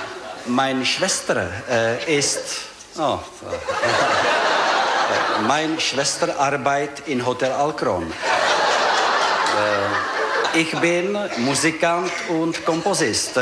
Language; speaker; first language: German; non-native, learner; Czech